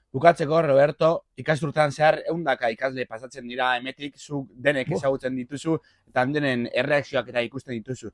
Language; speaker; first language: Basque; native; Basque